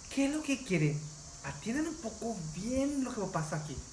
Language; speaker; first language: Spanish; native; Spanish